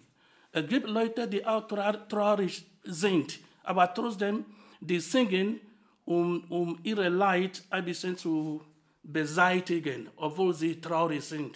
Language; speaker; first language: German; non-native, fluent; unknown